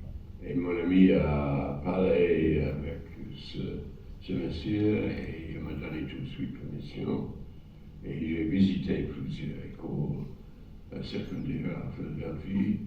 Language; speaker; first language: French; non-native, fluent; English